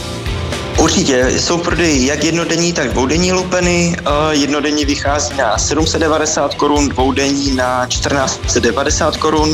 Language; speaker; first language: Czech; native; Czech